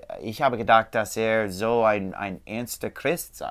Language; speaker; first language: German; non-native, learner; English